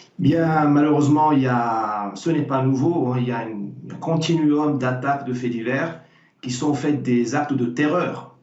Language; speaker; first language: French; non-native, local second language; Arabic